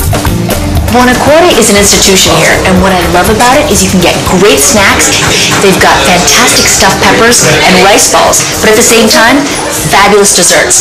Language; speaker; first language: English; early bilingual, other home language; Italian